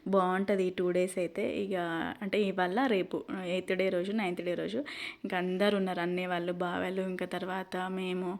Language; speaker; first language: Telugu; non-native, local second language; Lambadi